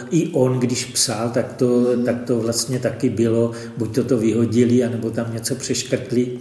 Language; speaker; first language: Czech; native; Czech